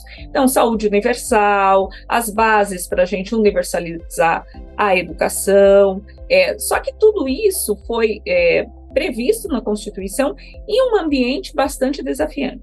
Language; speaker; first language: Portuguese; native; Portuguese